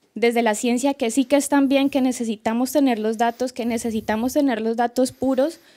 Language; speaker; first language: Spanish; native; Spanish